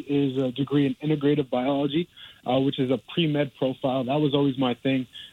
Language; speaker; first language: English; native; English